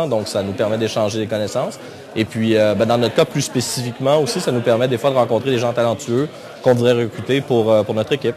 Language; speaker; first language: French; native; French